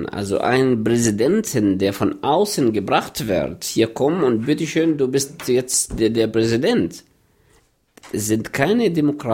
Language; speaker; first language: German; non-native, fluent; Arabic